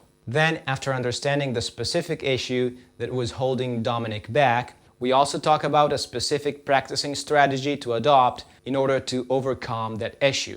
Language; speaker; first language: English; non-native, fluent; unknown